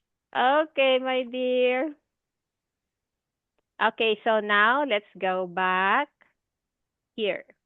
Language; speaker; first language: English; non-native, fluent; Filipino